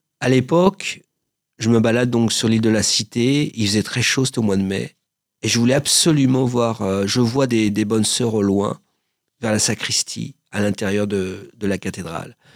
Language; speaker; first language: French; native; French